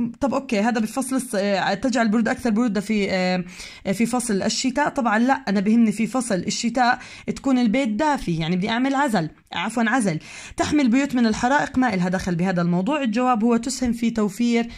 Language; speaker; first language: Arabic; native; Arabic